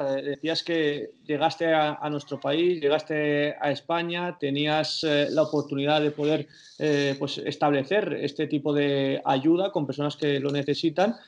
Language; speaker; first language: Spanish; native; Spanish